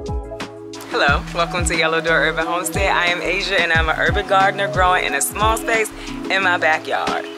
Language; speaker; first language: English; native; English